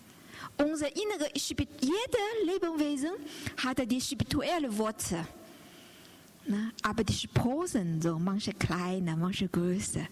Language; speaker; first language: German; non-native, learner; Chinese